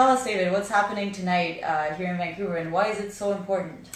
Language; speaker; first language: English; native; English